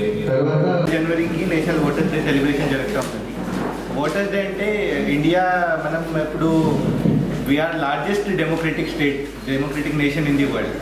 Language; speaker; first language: Telugu; non-native, learner; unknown